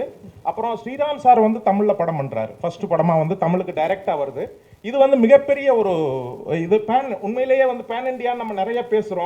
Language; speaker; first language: Tamil; native; Tamil